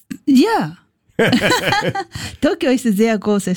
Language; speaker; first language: German; non-native, learner; Japanese